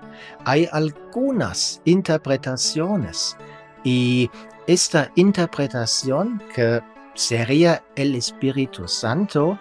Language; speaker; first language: Spanish; non-native, fluent; German